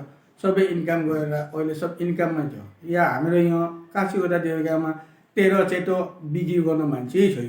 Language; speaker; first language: Nepali; non-native, local second language; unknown